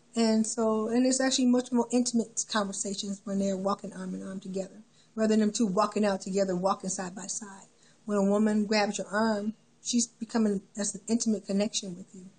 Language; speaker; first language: English; native; English